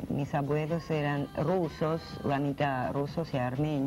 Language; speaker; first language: Spanish; non-native, learner; Russian